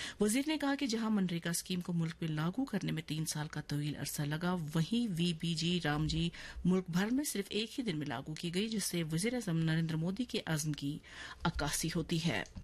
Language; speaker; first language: Urdu; non-native, local second language; Kashmiri